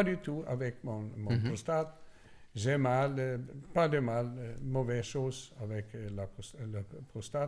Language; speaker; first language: French; non-native, learner; Swedish